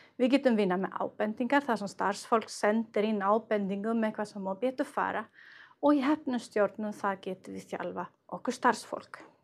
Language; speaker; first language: Icelandic; non-native, fluent; Swedish